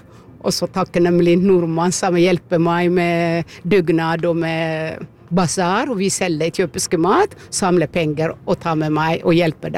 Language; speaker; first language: Norwegian; non-native, fluent; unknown